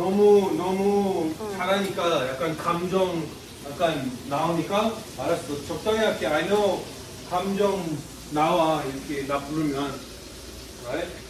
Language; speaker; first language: Korean; non-native, learner; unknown